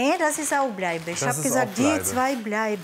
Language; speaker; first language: German; non-native, learner; Russian